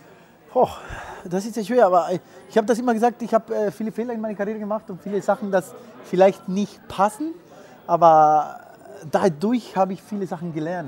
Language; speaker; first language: German; non-native, fluent; Spanish